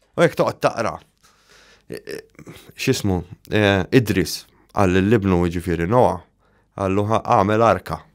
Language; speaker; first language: Maltese; native; Maltese